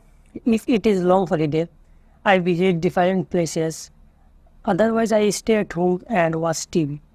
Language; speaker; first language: English; non-native, learner; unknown